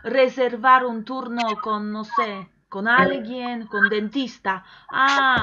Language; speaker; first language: Spanish; non-native, fluent; Polish